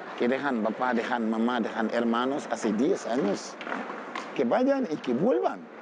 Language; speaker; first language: Spanish; non-native, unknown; Wolof